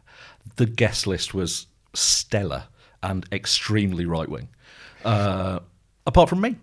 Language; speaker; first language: English; native; English